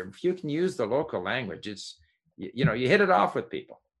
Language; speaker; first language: English; native; English